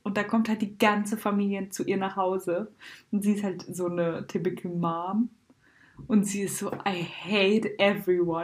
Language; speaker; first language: German; native; German